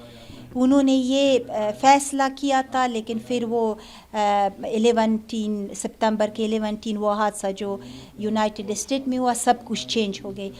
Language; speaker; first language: Hindi; non-native, learner; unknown